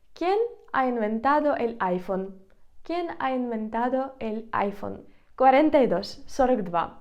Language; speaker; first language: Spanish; non-native, fluent; Ukrainian